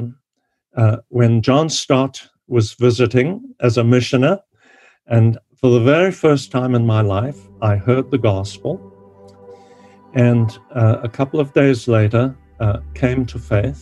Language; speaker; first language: English; native; English